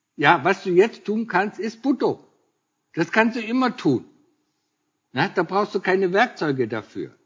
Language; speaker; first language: German; native; German